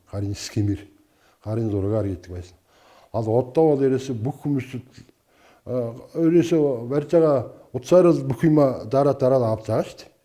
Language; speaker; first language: Mongolian; non-native, local second language; Kazakh